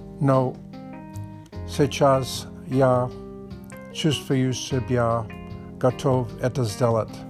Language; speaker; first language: Russian; non-native, learner; English